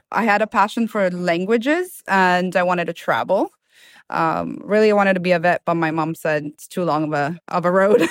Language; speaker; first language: English; non-native, fluent; Italian